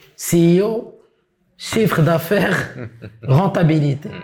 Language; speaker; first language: French; non-native, local second language; Arabic